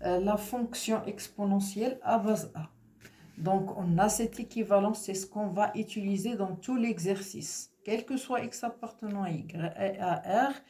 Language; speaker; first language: French; non-native, local second language; Arabic